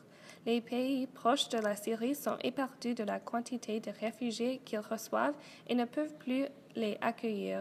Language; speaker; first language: French; non-native, learner; English